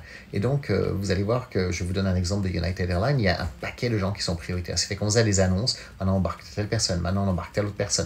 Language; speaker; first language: French; native; French